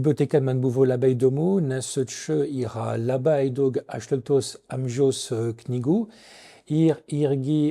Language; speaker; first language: Lithuanian; non-native, fluent; French